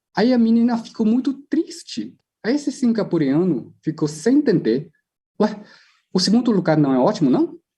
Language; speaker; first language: Portuguese; non-native, fluent; Chinese